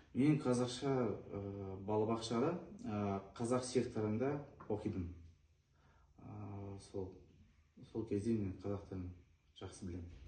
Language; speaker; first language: Kazakh; non-native, local second language; Azerbaijani